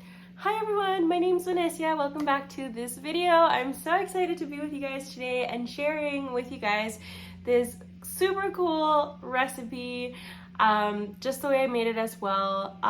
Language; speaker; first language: English; native; English